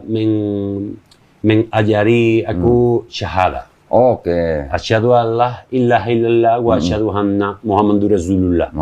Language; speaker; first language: Indonesian; non-native, learner; Spanish